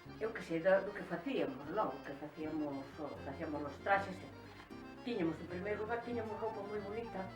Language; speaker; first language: Galician; native; Galician